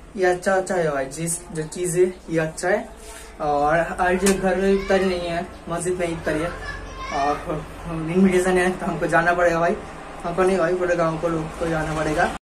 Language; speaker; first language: Hindi; non-native, local second language; Bangla